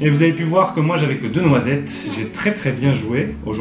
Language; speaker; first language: French; native; French